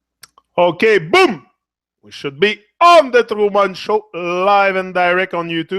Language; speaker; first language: English; non-native, fluent; French